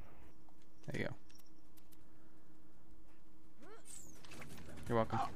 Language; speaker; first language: English; native; English